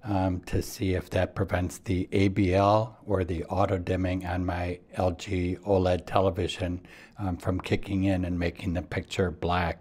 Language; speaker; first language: English; native; English